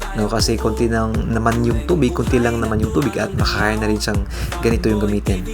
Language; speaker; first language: Filipino; non-native, local second language; Hiligaynon